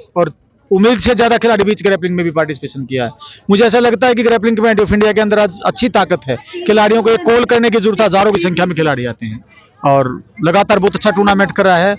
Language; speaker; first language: Hindi; native; Hindi